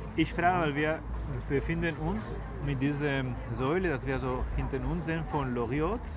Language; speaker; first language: German; non-native, fluent; Spanish